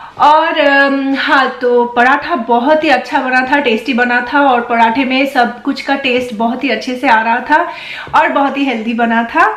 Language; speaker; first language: Hindi; non-native, local second language; Bangla